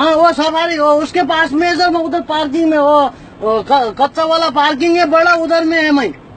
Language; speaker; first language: Hindi; non-native, learner; Nepali